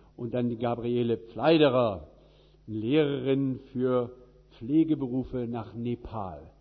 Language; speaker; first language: German; native; German